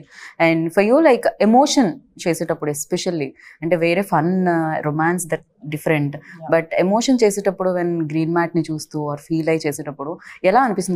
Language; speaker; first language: Telugu; native; Telugu